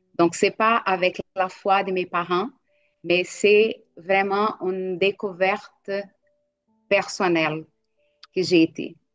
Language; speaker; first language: French; non-native, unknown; Portuguese